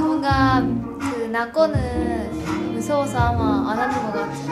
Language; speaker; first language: Korean; non-native, fluent; Japanese